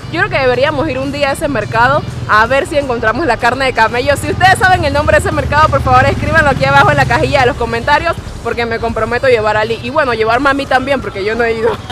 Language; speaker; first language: Spanish; native; Spanish